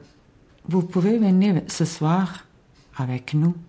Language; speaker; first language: French; non-native, learner; Bosnian